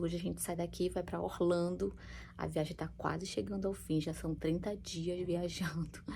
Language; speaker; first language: Portuguese; native; Portuguese